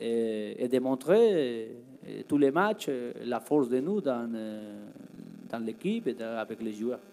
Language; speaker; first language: French; non-native, learner; Spanish